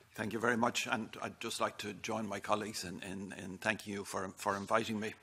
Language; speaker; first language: English; native; English